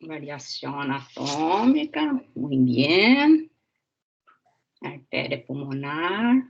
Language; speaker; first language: Spanish; non-native, learner; Portuguese